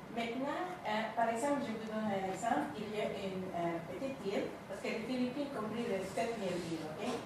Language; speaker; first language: French; non-native, fluent; Filipino